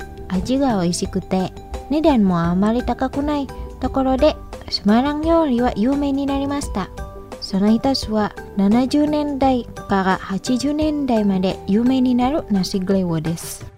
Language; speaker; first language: Japanese; non-native, fluent; Indonesian